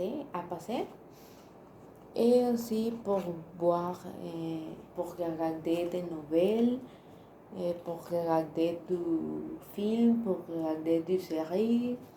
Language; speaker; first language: French; non-native, learner; Spanish